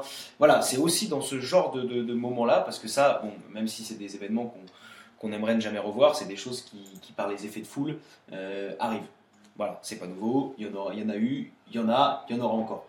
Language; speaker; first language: French; native; French